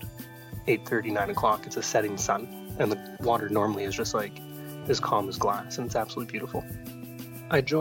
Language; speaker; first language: English; native; English